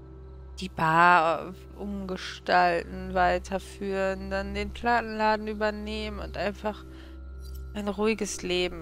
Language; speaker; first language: German; native; German